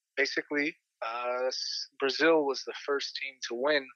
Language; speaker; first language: English; native; English